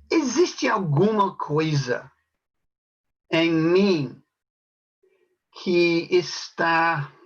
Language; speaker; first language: Portuguese; non-native, fluent; English